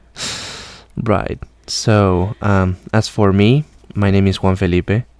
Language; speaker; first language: English; non-native, fluent; Spanish